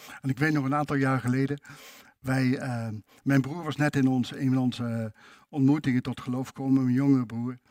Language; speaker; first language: Dutch; native; Dutch